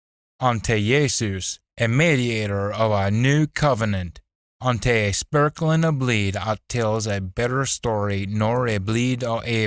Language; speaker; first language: English; native; English